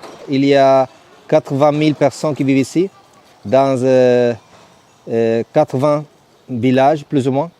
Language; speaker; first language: French; non-native, fluent; Italian